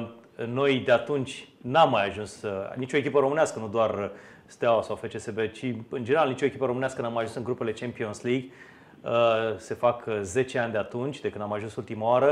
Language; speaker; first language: Romanian; native; Romanian